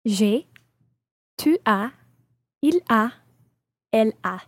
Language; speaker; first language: French; non-native, learner; English